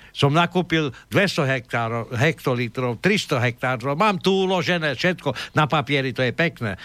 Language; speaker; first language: Slovak; native; Slovak